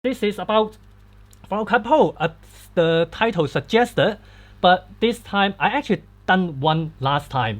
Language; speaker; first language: English; non-native, fluent; Cantonese